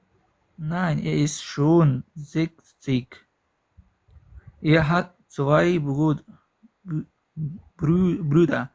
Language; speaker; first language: German; non-native, learner; Pashto